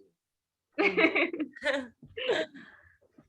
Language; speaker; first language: Portuguese; non-native, learner; English